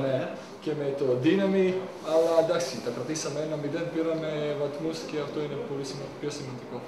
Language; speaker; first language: Greek; non-native, fluent; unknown